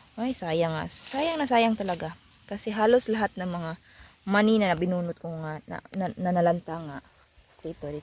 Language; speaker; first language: Filipino; non-native, local second language; Cebuano